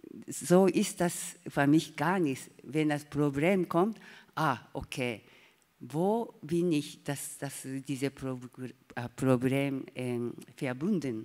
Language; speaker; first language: German; non-native, learner; Japanese